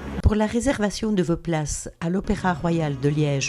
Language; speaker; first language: French; native; French